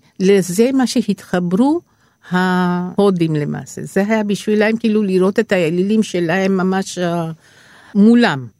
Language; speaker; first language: Hebrew; non-native, fluent; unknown